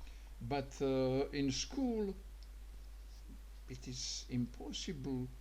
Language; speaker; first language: English; non-native, learner; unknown